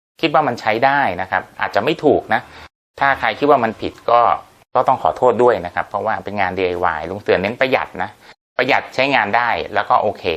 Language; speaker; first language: Thai; native; Thai